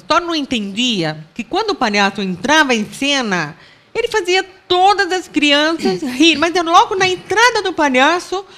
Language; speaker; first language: Portuguese; non-native, local second language; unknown